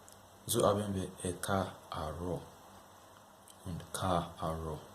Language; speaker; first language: German; non-native, fluent; Yoruba